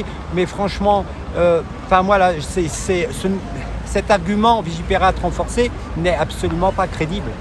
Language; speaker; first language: French; native; French